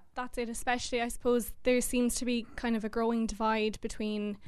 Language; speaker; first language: English; native; English